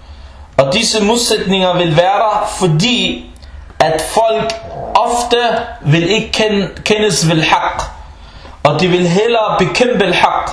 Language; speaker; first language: Danish; early bilingual, other home language; Arabic